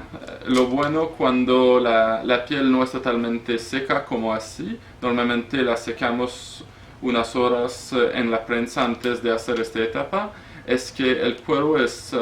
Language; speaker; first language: Spanish; non-native, learner; French